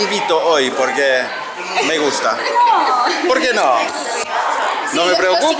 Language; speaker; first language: Spanish; non-native, learner; English